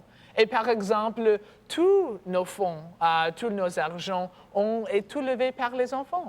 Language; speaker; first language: French; non-native, learner; English